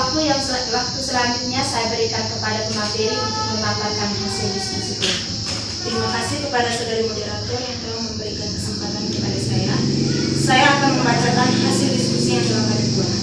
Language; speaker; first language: Indonesian; non-native, local second language; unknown